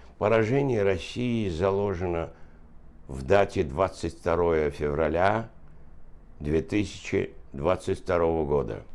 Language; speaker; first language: Russian; non-native, local second language; Azerbaijani